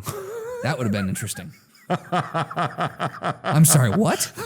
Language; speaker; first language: English; native; English